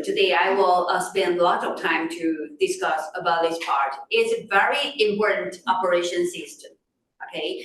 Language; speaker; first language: English; non-native, fluent; Chinese